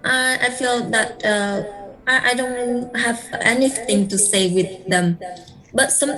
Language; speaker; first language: English; non-native, learner; Vietnamese